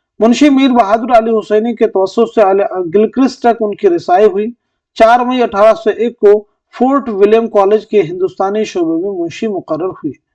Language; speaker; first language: Urdu; native; Urdu